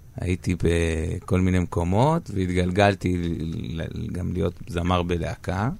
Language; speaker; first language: Hebrew; native; Hebrew